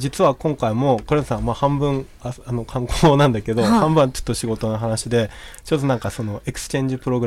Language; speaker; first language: Japanese; native; Japanese